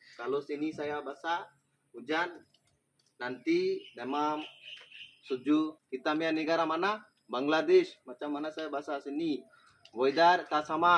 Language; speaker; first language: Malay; non-native, learner; Bangla